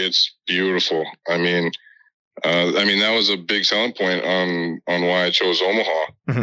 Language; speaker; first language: English; native; English